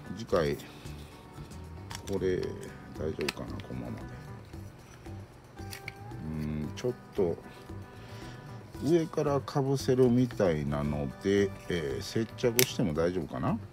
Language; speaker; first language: Japanese; native; Japanese